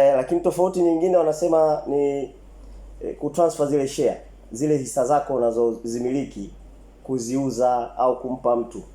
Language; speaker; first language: Swahili; native; Swahili